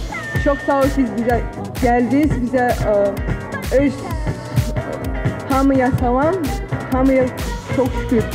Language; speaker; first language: Turkish; non-native, learner; Azerbaijani